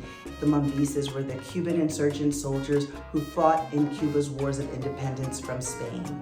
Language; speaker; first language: English; early bilingual, other home language; Spanish